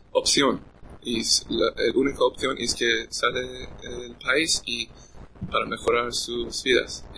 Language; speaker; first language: Spanish; non-native, learner; English